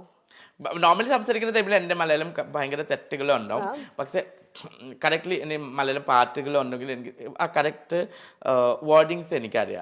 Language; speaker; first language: Malayalam; non-native, fluent; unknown